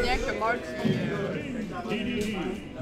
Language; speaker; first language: French; native; French